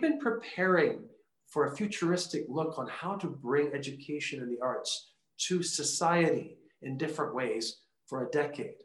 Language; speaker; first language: English; native; English